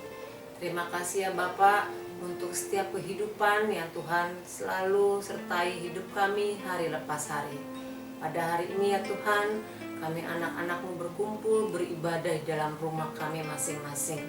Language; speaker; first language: Indonesian; native; Indonesian